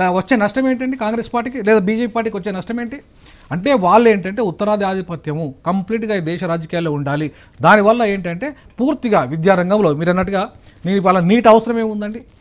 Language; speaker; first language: Telugu; native; Telugu